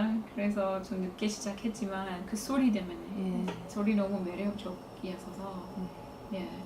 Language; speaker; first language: Korean; non-native, fluent; English